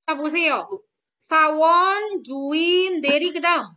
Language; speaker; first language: Korean; non-native, fluent; Indonesian